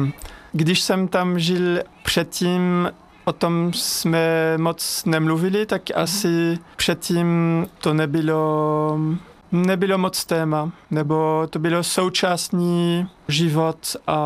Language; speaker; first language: Czech; non-native, fluent; French